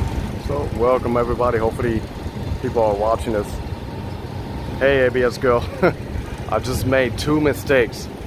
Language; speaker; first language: English; non-native, local second language; Spanish